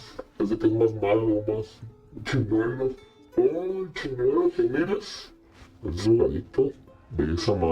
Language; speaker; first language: Spanish; native; Spanish